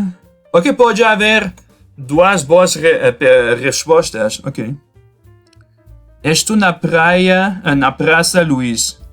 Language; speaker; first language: Portuguese; non-native, fluent; French